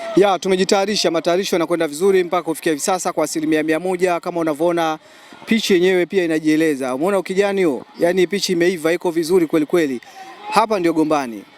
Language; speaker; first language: Swahili; native; Swahili